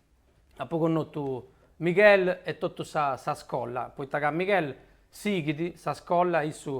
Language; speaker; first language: Italian; native; Italian